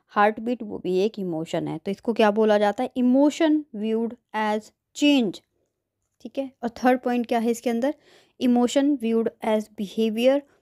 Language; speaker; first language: Hindi; native; Hindi